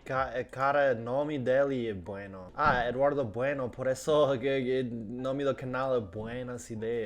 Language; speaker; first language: Portuguese; non-native, learner; English